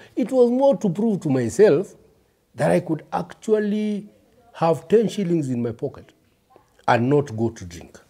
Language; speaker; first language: English; early bilingual, other home language; Kikuyu